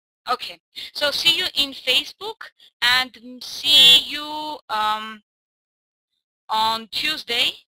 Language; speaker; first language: English; non-native, fluent; Armenian